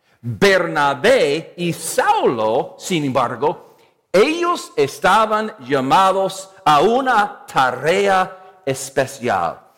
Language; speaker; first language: Spanish; non-native, fluent; English